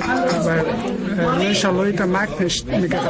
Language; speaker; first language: German; non-native, learner; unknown